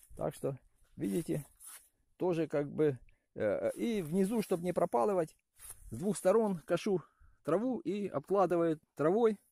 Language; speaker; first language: Russian; non-native, local second language; Ukrainian